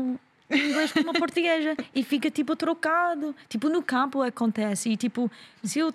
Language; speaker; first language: Portuguese; non-native, learner; English